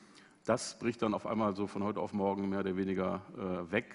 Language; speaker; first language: German; native; German